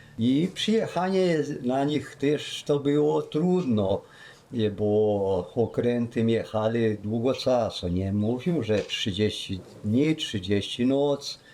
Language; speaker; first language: Polish; early bilingual, heritage; Polish